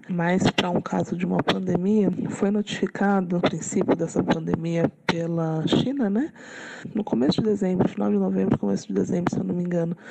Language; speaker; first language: Portuguese; native; Portuguese